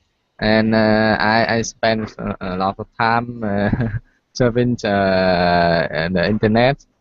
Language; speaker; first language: English; non-native, learner; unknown